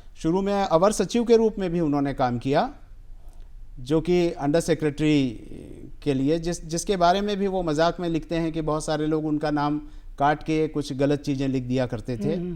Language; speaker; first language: Hindi; native; Hindi